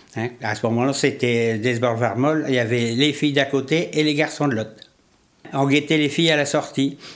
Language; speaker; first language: French; native; French